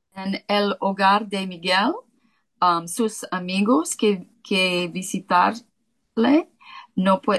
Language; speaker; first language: Spanish; non-native, fluent; Russian